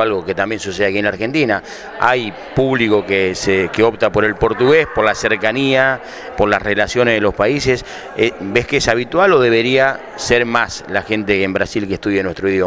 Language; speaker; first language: Spanish; native; Spanish